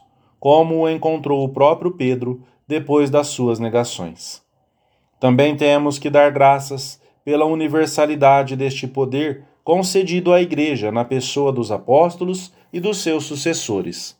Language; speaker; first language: Portuguese; native; Portuguese